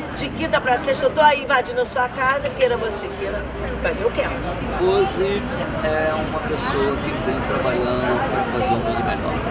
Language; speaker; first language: Portuguese; native; Portuguese